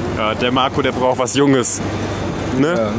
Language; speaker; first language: German; native; German